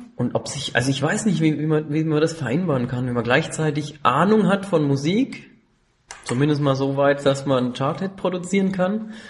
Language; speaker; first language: German; native; German